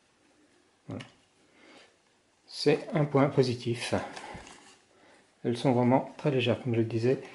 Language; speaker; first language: French; native; French